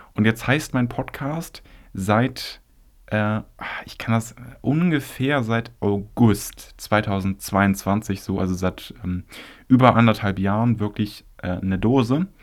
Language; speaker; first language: German; native; German